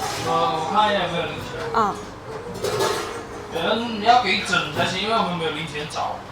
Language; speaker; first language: Chinese; native; Chinese